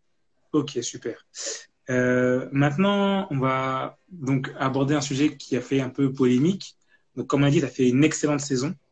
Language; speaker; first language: French; native; French